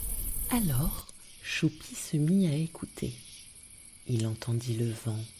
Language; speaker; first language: French; native; French